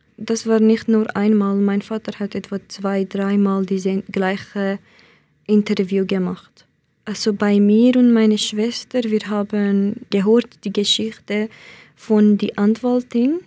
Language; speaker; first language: German; non-native, learner; Central Kurdish